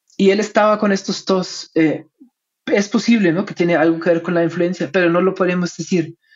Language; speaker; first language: Spanish; non-native, fluent; German